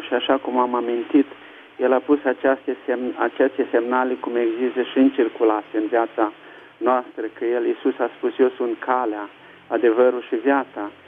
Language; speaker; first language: Romanian; native; Romanian